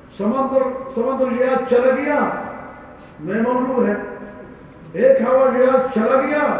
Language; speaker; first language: Urdu; non-native, learner; Arabic